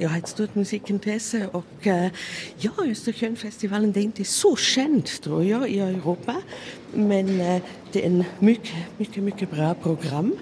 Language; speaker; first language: Swedish; non-native, fluent; German